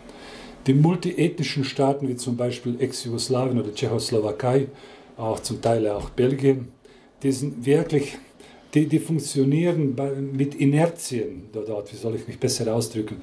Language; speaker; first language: German; non-native, fluent; Croatian